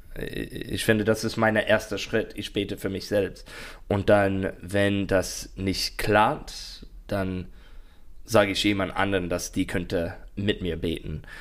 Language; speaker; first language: German; non-native, learner; English